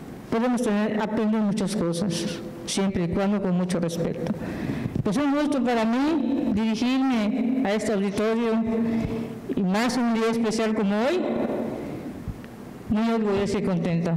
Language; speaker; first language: Spanish; non-native, local second language; Yucateco